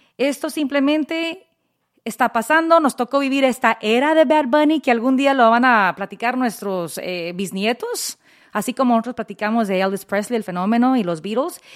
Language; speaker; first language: Spanish; early bilingual, heritage; Spanish